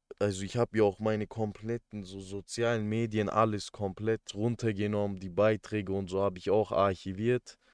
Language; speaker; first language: German; early bilingual, other home language; Turkish